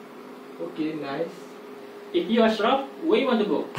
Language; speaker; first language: English; non-native, local second language; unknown